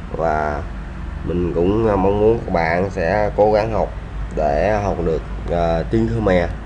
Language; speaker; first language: Vietnamese; non-native, local second language; Khmer